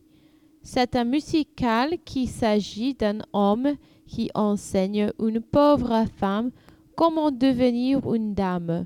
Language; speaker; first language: French; non-native, learner; English